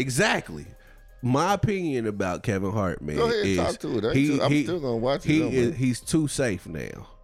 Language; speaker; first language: English; native; English